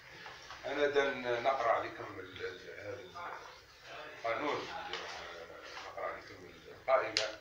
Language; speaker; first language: Arabic; native; Arabic